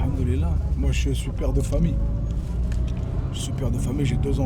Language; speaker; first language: French; native; French